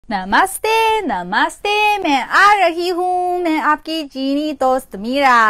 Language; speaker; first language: Hindi; non-native, fluent; Chinese